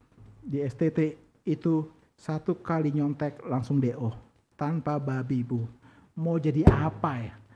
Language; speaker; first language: Indonesian; native; Indonesian